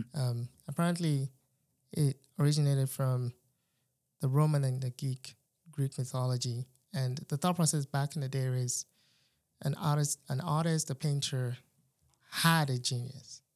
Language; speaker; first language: English; non-native, local second language; Yoruba